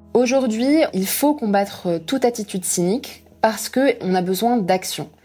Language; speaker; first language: French; non-native, local second language; Arabic